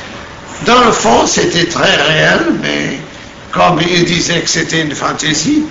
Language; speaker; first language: French; non-native, fluent; Portuguese